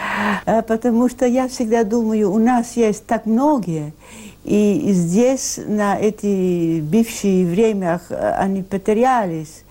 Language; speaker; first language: Russian; non-native, learner; Italian